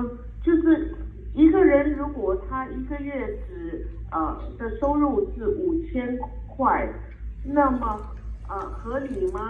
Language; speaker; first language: Chinese; native; Chinese